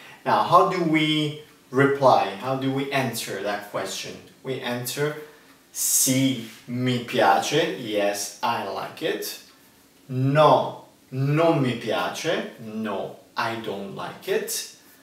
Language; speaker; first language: English; non-native, fluent; Italian